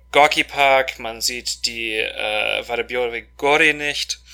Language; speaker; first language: German; non-native, fluent; Russian